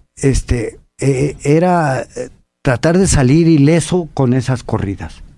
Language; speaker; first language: Spanish; native; Spanish